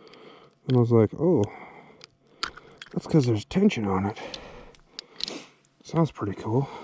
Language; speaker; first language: English; native; English